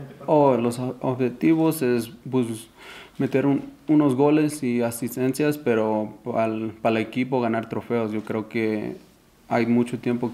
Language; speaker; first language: Spanish; early bilingual, heritage; Spanish